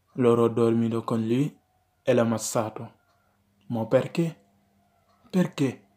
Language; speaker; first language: Italian; non-native, learner; Wolof